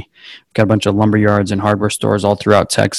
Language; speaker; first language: English; native; English